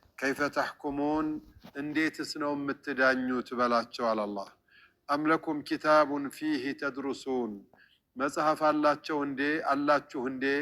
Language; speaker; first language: Amharic; native; Amharic